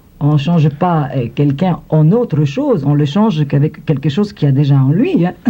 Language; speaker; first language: French; non-native, fluent; Italian